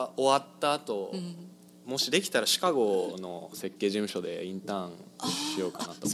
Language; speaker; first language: Japanese; native; Japanese